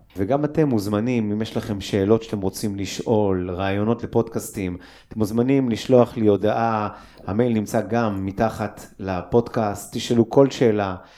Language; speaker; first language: Hebrew; native; Hebrew